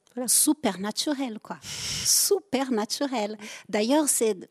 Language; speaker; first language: French; native; French